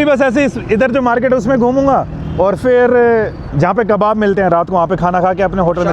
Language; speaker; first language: Hindi; native; Hindi